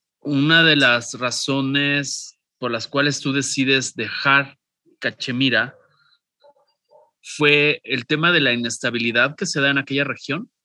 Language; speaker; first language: Spanish; native; Spanish